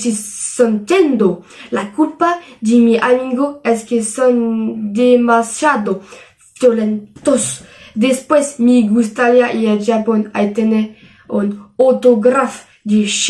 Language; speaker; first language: Spanish; non-native, learner; French